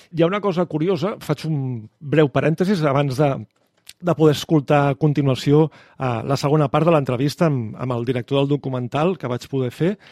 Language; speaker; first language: Catalan; native; Catalan